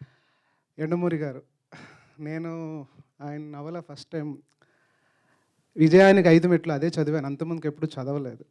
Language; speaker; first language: Telugu; native; Telugu